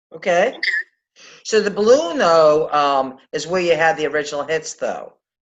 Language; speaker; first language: English; native; English